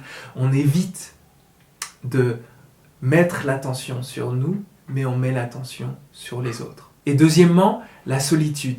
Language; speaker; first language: French; native; French